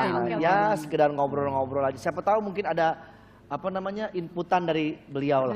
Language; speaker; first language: Indonesian; native; Indonesian